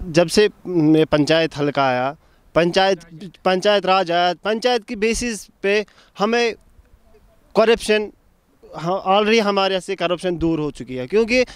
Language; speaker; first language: Hindi; non-native, local second language; Kashmiri